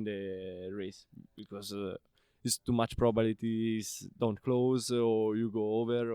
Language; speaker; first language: English; non-native, learner; Italian